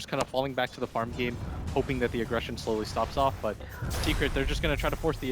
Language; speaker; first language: English; native; English